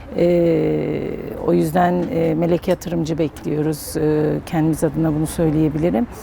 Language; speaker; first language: Turkish; non-native, local second language; Kurdish